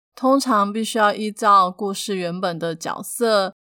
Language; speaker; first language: Chinese; non-native, local second language; Min Nan Chinese